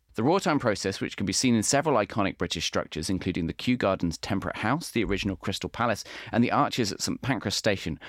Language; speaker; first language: English; native; English